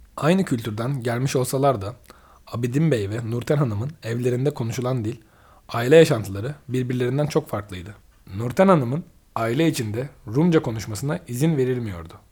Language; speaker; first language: Turkish; native; Turkish